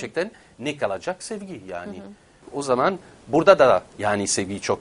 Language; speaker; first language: Turkish; non-native, fluent; Italian